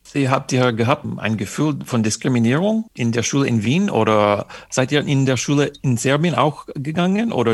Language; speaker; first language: German; non-native, fluent; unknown